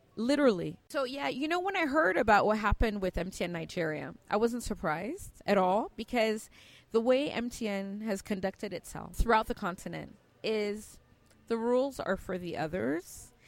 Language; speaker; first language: English; native; English